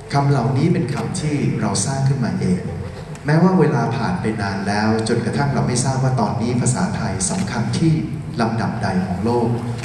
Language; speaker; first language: Thai; native; Thai